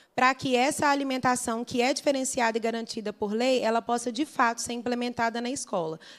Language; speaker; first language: Portuguese; native; Portuguese